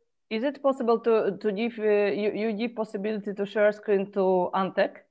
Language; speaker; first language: English; non-native, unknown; Polish